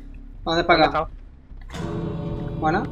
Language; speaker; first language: Spanish; native; Spanish